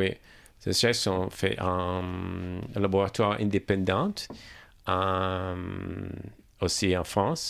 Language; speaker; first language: French; non-native, learner; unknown